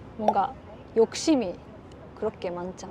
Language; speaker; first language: Korean; non-native, learner; Japanese